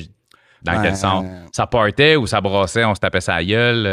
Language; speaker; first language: French; native; French